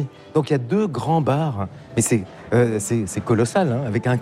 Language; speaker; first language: French; native; French